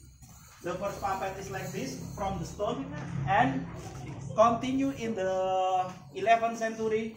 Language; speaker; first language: English; non-native, learner; Indonesian